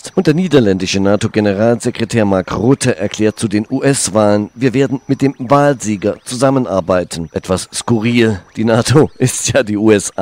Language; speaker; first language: German; native; German